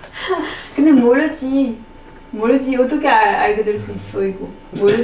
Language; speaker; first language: Korean; non-native, fluent; French